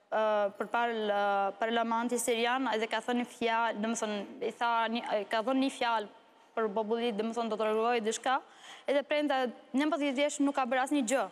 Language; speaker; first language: Albanian; non-native, learner; Arabic